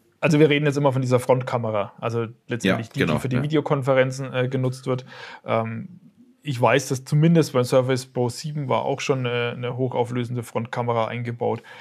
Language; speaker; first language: German; native; German